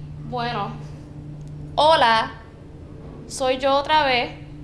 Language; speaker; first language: Spanish; native; Spanish